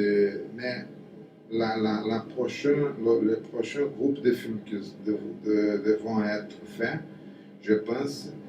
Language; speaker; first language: French; non-native, fluent; Portuguese